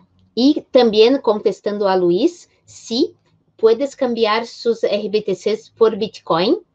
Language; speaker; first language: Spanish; non-native, fluent; Portuguese